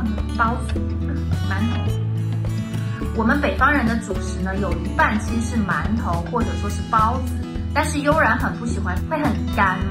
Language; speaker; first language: Chinese; native; Chinese